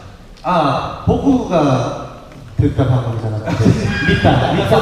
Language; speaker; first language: Japanese; non-native, learner; Korean